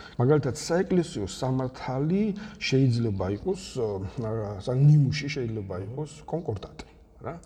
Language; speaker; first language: Georgian; native; Georgian